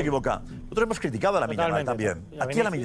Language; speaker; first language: Spanish; native; Spanish